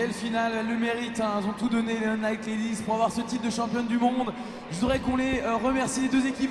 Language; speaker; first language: French; native; French